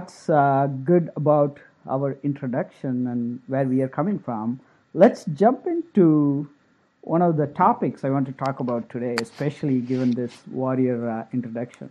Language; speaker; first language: English; non-native, local second language; Tamil